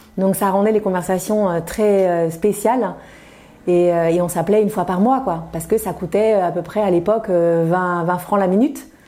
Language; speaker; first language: French; native; French